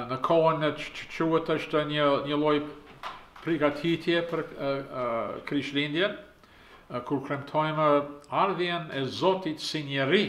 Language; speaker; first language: Albanian; early bilingual, heritage; Albanian